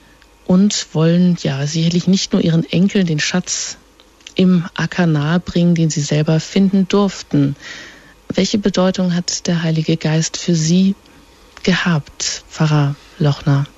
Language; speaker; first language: German; native; German